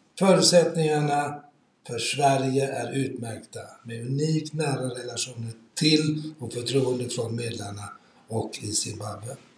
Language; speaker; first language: Swedish; native; Swedish